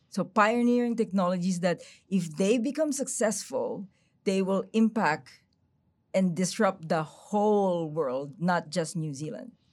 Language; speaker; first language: English; non-native, local second language; Filipino